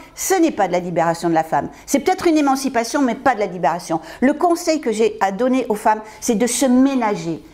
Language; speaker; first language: French; native; French